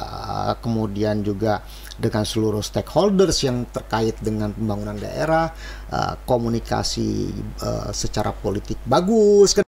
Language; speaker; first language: Indonesian; native; Indonesian